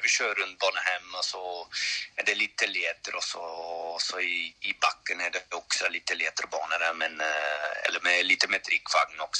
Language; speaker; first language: Swedish; non-native, learner; French